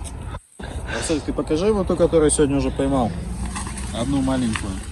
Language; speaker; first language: Russian; native; Russian